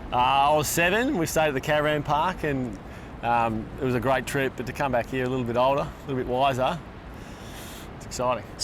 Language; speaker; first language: English; native; English